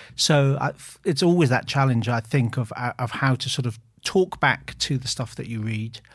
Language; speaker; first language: English; native; English